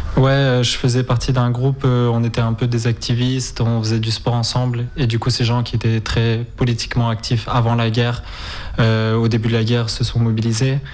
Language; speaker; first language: French; non-native, fluent; Spanish